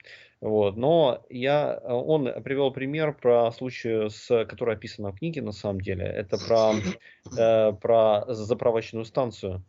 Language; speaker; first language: Russian; native; Russian